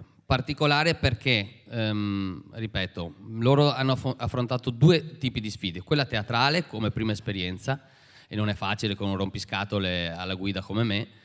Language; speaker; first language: Italian; native; Italian